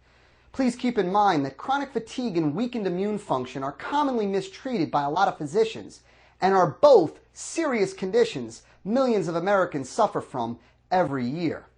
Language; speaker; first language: English; native; English